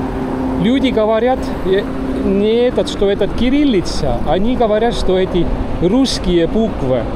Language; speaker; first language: Russian; non-native, learner; Estonian